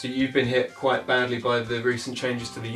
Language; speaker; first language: English; native; English